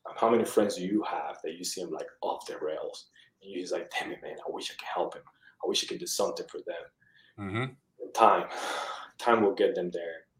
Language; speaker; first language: English; early bilingual, other home language; Spanish